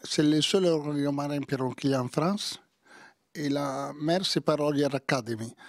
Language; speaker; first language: French; non-native, learner; Italian